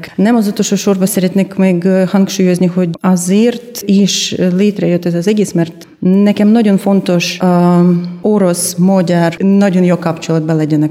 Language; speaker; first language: Hungarian; non-native, fluent; Russian